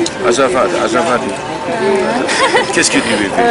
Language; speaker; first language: French; non-native, learner; German